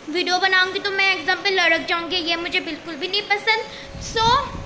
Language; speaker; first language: Hindi; non-native, local second language; Assamese